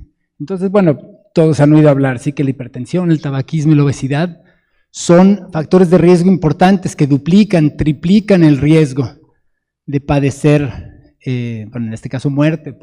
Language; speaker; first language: Spanish; native; Spanish